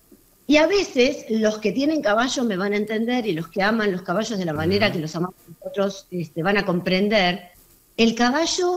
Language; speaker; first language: Spanish; native; Spanish